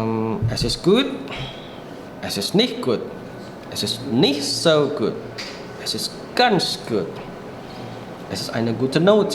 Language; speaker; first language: German; non-native, fluent; Indonesian